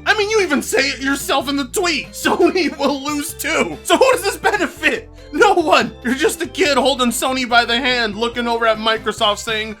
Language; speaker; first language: English; native; English